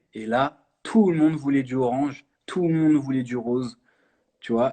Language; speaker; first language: French; native; French